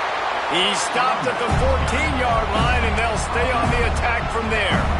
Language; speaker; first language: English; native; English